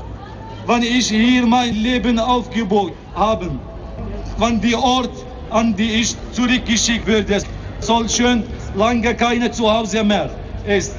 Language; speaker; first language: German; non-native, learner; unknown